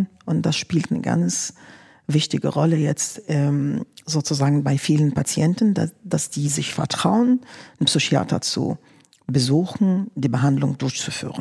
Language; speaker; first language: German; non-native, fluent; Arabic